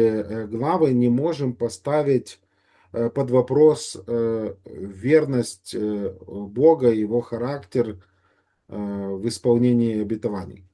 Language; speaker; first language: Russian; native; Russian